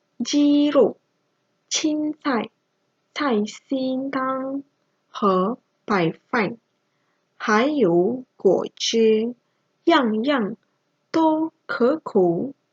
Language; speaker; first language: Chinese; non-native, local second language; Malay